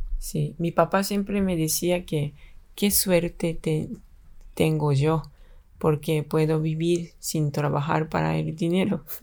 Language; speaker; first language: Spanish; non-native, fluent; Japanese